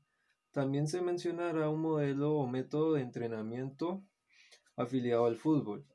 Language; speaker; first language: Spanish; native; Spanish